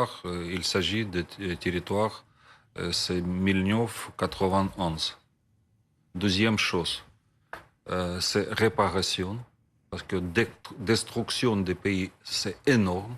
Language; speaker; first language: French; non-native, learner; Ukrainian